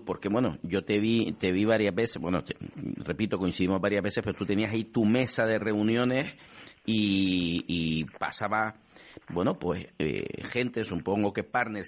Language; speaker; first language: Spanish; native; Spanish